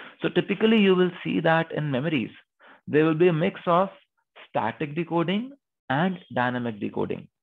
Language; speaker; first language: English; non-native, local second language; Hindi